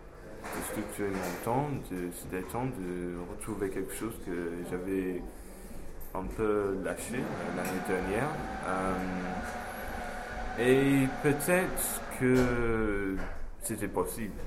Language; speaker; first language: French; non-native, fluent; English